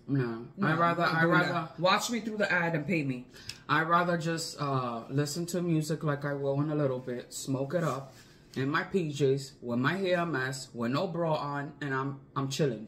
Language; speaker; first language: English; native; English